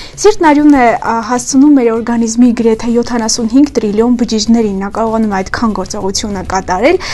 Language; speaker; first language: Armenian; native; Armenian